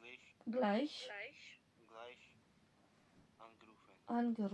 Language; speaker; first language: German; non-native, fluent; Macedonian